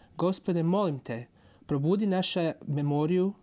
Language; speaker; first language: English; non-native, fluent; Croatian